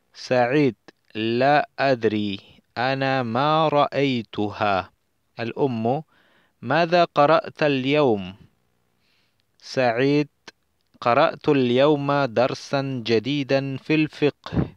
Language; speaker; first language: Arabic; non-native, fluent; Spanish